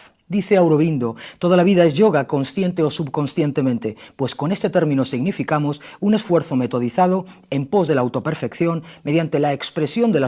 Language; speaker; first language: Spanish; native; Spanish